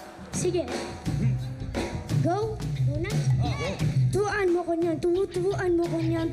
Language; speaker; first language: Filipino; early bilingual, heritage; Filipino